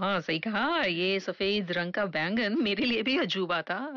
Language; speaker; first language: Hindi; native; Hindi